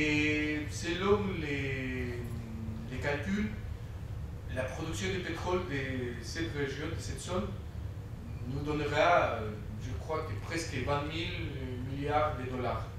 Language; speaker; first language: French; non-native, fluent; Spanish